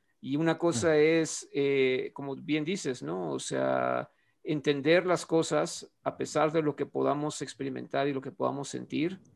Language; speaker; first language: Spanish; native; Spanish